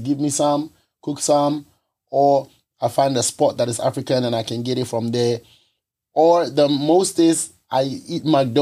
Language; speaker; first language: English; non-native, local second language; Ewe